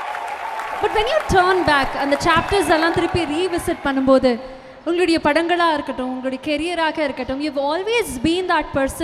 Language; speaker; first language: Tamil; native; Tamil